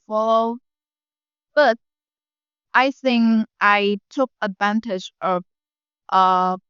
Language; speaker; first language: English; non-native, learner; Vietnamese